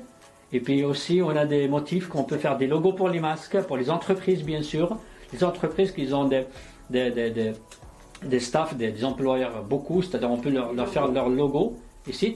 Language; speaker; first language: French; non-native, local second language; Arabic